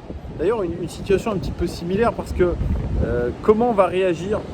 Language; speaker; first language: French; native; French